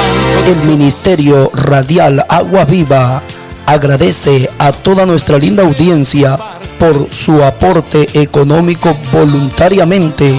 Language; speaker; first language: Spanish; native; Spanish